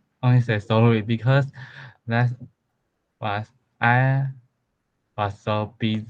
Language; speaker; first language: English; non-native, learner; Chinese